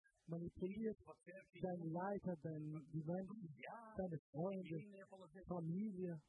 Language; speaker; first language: German; non-native, fluent; Russian